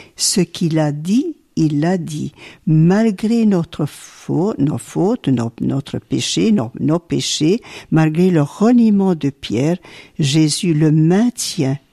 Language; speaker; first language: French; early bilingual, other home language; Italian